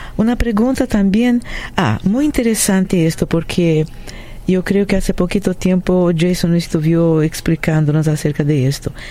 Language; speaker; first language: Spanish; non-native, fluent; Portuguese